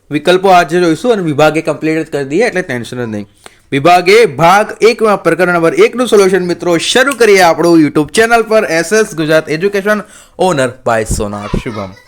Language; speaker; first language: Gujarati; non-native, local second language; Marathi